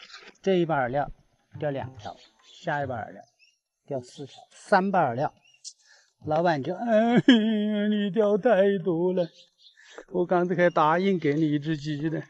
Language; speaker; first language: Chinese; native; Chinese